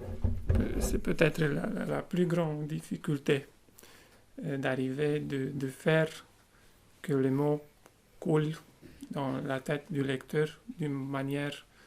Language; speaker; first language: French; non-native, fluent; Romanian